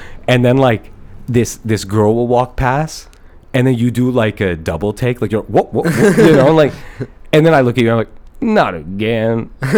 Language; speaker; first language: English; early bilingual, other home language; Persian